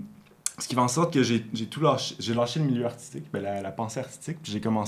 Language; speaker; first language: French; native; French